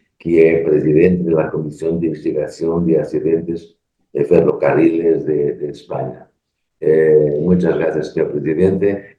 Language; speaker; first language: Spanish; non-native, learner; Portuguese